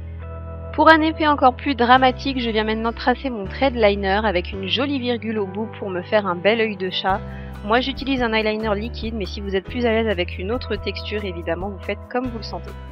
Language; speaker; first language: French; native; French